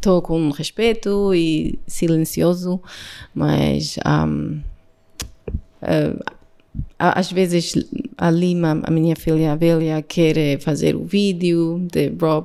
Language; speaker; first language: Portuguese; non-native, learner; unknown